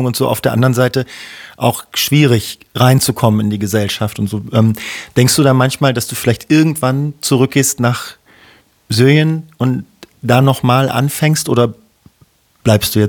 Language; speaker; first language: German; native; German